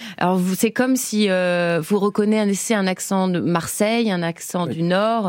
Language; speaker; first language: French; early bilingual, other home language; Spanish